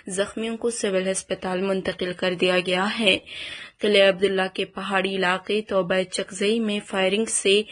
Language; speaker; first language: Urdu; non-native, local second language; Baluchi